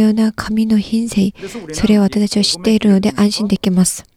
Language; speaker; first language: Japanese; non-native, learner; Korean